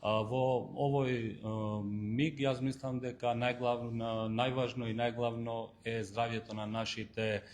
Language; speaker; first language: Macedonian; non-native, local second language; Albanian